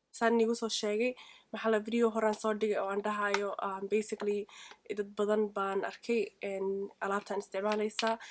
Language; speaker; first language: Somali; early bilingual, heritage; Somali